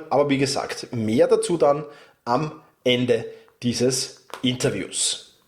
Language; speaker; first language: German; native; German